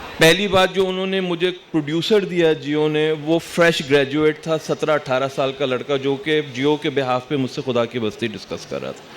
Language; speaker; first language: Urdu; native; Urdu